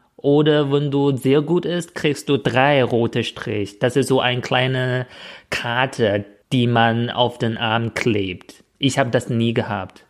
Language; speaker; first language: German; non-native, fluent; Chinese